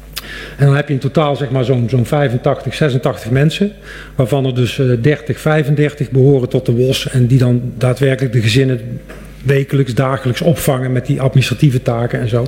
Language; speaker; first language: Dutch; native; Dutch